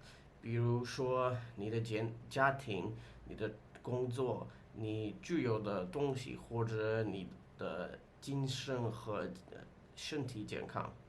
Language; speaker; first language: Chinese; non-native, learner; English